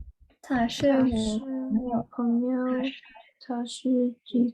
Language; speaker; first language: Chinese; non-native, learner; Norwegian